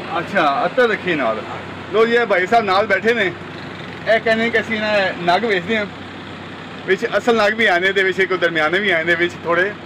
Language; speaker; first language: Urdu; non-native, local second language; Punjabi